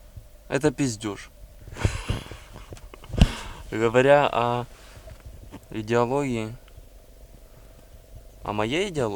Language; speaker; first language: Russian; native; Russian